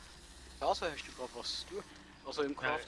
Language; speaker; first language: German; native; German